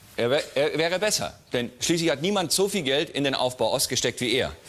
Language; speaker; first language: German; native; German